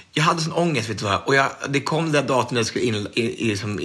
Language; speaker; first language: Swedish; native; Swedish